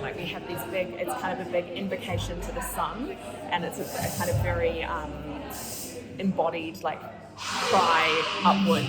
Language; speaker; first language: English; native; English